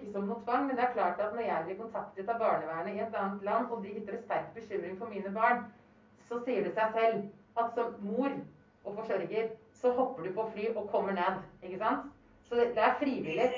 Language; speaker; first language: Norwegian; native; Norwegian